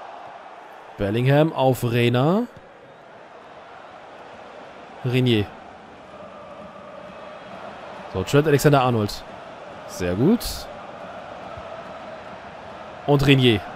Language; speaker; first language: German; native; German